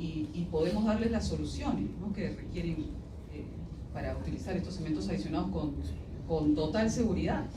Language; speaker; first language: Spanish; native; Spanish